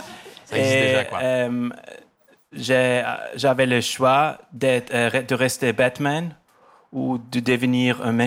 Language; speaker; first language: French; non-native, learner; German